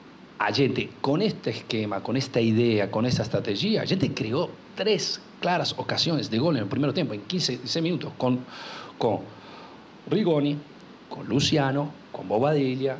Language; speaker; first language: Portuguese; non-native, local second language; Spanish